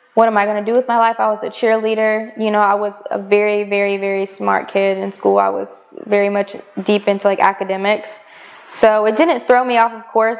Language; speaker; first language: English; native; English